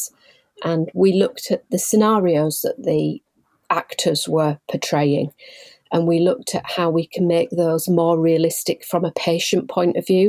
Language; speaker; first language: English; native; English